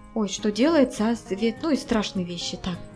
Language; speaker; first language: Russian; native; Russian